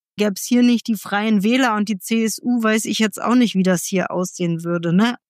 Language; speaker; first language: German; native; German